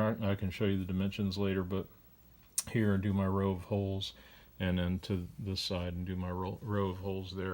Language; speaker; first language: English; native; English